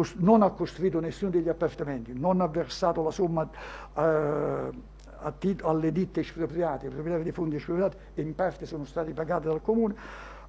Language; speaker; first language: Italian; native; Italian